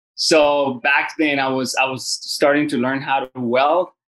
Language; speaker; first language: English; early bilingual, other home language; Spanish